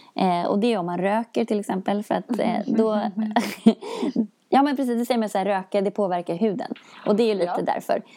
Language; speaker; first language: Swedish; native; Swedish